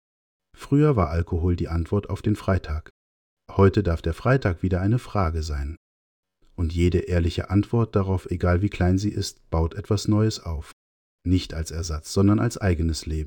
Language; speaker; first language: German; native; German